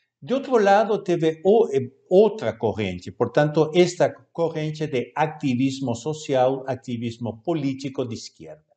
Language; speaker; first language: Portuguese; non-native, fluent; Spanish